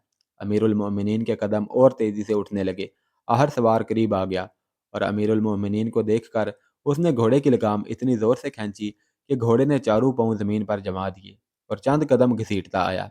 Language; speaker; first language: Urdu; native; Urdu